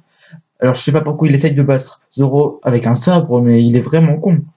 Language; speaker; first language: French; native; French